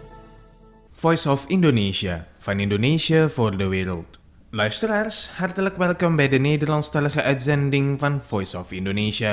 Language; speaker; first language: Dutch; non-native, fluent; Indonesian